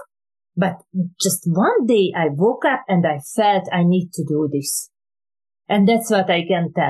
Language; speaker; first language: English; non-native, fluent; Hungarian